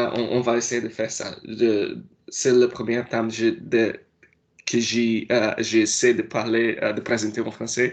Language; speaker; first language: French; non-native, learner; Portuguese